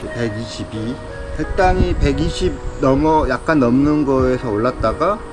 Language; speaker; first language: Korean; native; Korean